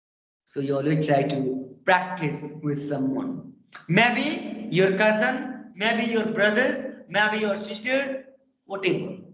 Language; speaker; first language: English; non-native, learner; Bhojpuri